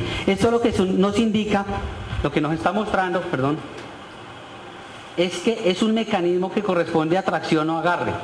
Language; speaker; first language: Spanish; native; Spanish